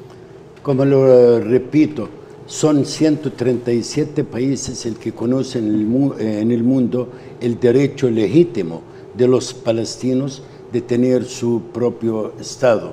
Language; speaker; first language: Spanish; non-native, fluent; Arabic